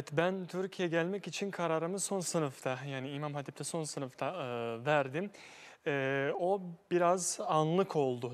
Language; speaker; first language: Turkish; non-native, fluent; Bosnian